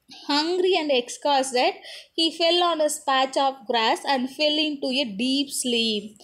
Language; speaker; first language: English; non-native, local second language; Tamil